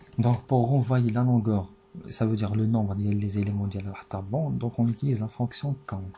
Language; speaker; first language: French; non-native, local second language; Arabic